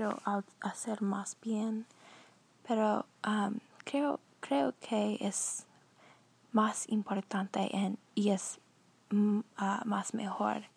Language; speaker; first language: Spanish; non-native, learner; English